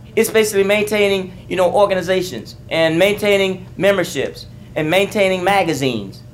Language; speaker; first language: English; native; English